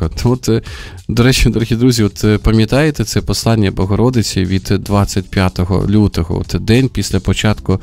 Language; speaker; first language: Ukrainian; native; Ukrainian